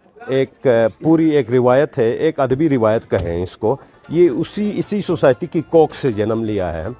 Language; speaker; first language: Urdu; non-native, local second language; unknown